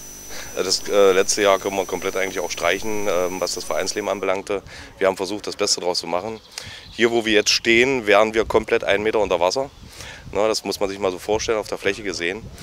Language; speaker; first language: German; native; German